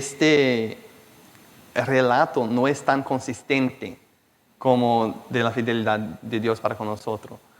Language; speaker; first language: Spanish; non-native, fluent; Portuguese